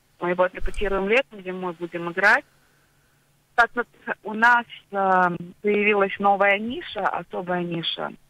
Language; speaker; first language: Russian; native; Russian